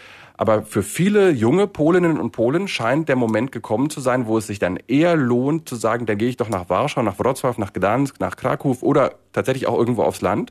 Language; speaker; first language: German; native; German